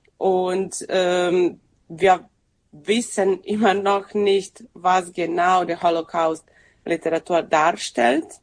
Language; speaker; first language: German; non-native, fluent; Serbian